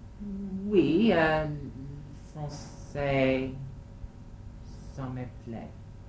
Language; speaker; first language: French; non-native, learner; English